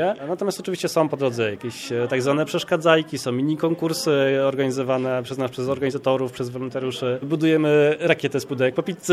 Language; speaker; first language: Polish; native; Polish